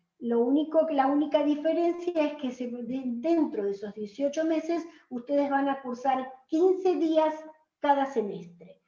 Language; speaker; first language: Spanish; native; Spanish